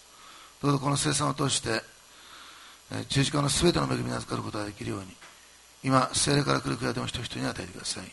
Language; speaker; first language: Japanese; native; Japanese